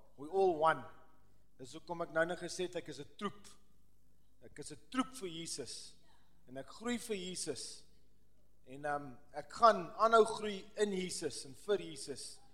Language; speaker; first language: Afrikaans; non-native, local second language; English